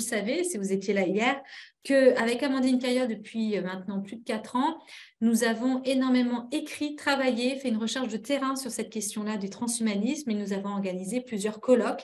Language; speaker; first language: French; native; French